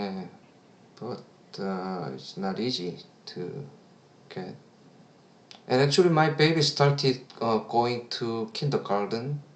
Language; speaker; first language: English; non-native, learner; Korean